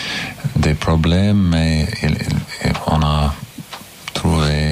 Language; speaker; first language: French; non-native, learner; English